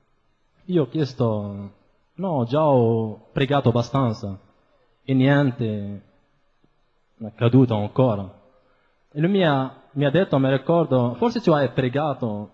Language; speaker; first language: Italian; non-native, fluent; Arabic